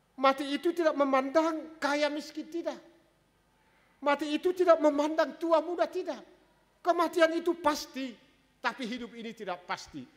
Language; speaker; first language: Indonesian; native; Indonesian